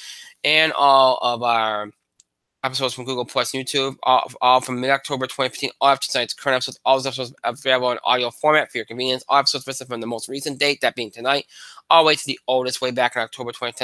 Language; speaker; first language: English; native; English